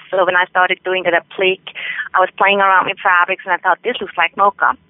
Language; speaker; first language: English; non-native, fluent; Swiss German